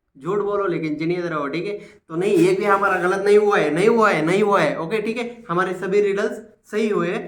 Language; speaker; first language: Hindi; non-native, local second language; Marathi